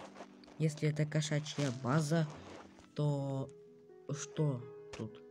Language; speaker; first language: Russian; native; Russian